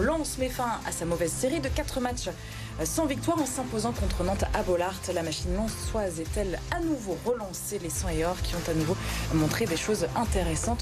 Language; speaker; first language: French; native; French